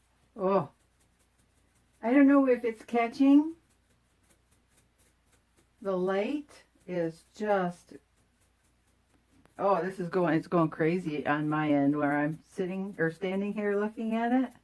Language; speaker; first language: English; native; English